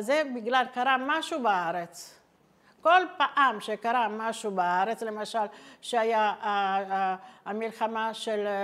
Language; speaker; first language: Hebrew; non-native, fluent; Italian